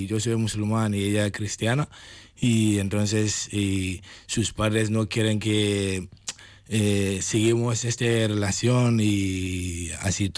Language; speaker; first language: Spanish; non-native, learner; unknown